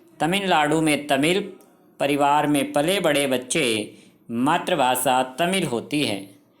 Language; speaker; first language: Hindi; native; Hindi